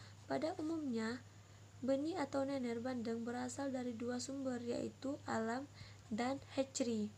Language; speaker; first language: Indonesian; non-native, local second language; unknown